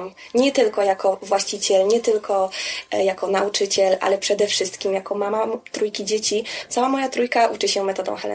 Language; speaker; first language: Polish; native; Polish